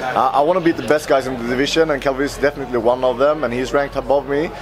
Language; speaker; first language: English; non-native, fluent; Swedish